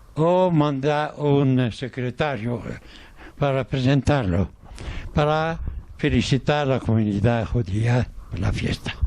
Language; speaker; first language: Spanish; non-native, fluent; Arabic